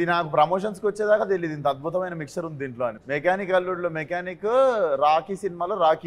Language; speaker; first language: Telugu; native; Telugu